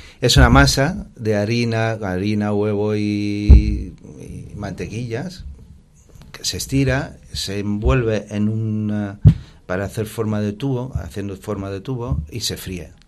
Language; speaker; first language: Spanish; non-native, fluent; Italian